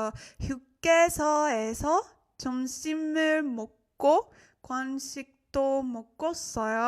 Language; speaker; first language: Korean; non-native, learner; French